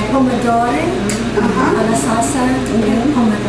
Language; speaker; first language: Italian; non-native, learner; English